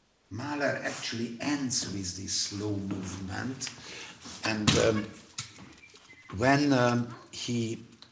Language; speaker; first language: English; non-native, fluent; Hungarian